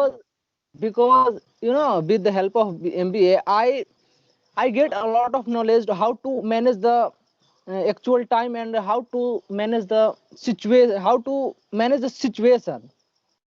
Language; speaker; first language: English; non-native, learner; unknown